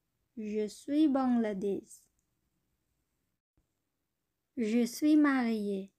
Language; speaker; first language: French; non-native, learner; Bangla